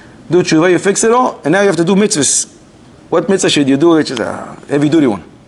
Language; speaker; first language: English; native; English